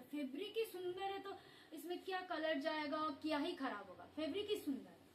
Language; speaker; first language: Hindi; non-native, local second language; Bangla